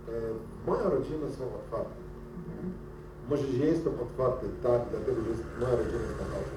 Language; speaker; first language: Polish; non-native, learner; Arabic